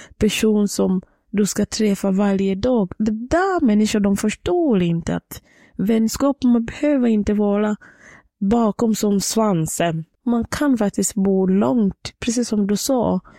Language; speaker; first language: Swedish; non-native, fluent; Swahili